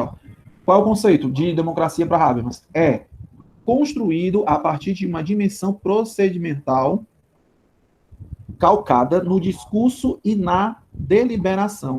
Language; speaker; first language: Portuguese; native; Portuguese